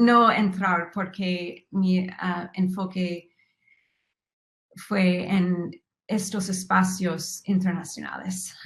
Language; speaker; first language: Spanish; non-native, fluent; English